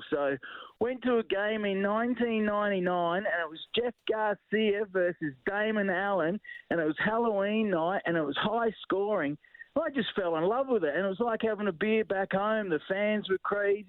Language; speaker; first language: English; native; English